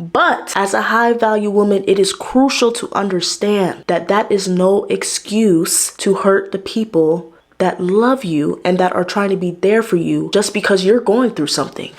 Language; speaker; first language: English; native; English